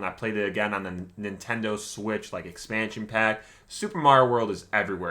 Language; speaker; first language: English; native; English